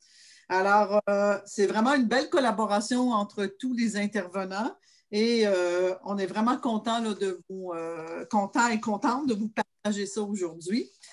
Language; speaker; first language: French; native; French